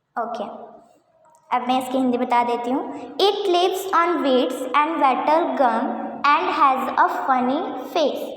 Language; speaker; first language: Hindi; native; Hindi